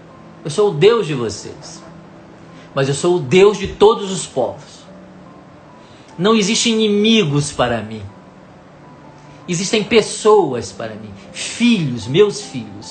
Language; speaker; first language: Portuguese; native; Portuguese